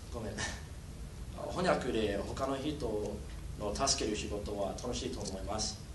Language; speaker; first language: Japanese; non-native, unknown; Thai